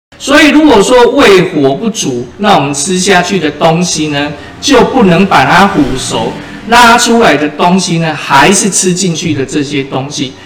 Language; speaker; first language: Chinese; native; Chinese